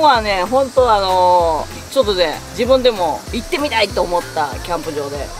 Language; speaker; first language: Japanese; native; Japanese